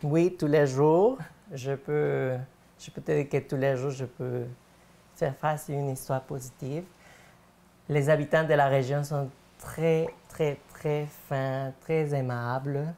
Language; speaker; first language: French; non-native, fluent; Spanish